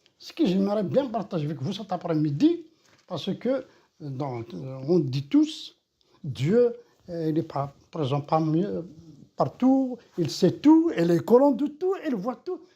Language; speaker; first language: French; non-native, local second language; Kabyle